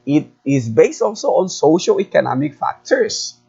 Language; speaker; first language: English; non-native, local second language; Filipino